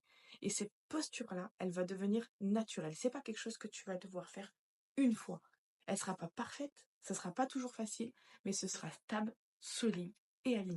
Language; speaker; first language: French; native; French